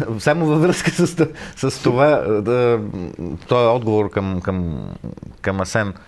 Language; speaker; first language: Bulgarian; native; Bulgarian